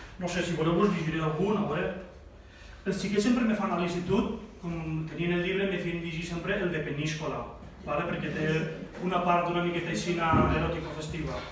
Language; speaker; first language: Catalan; native; Catalan